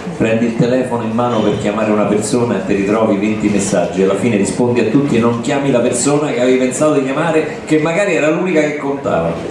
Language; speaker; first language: Italian; native; Italian